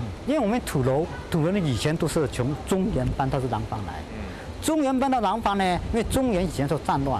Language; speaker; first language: Chinese; native; Chinese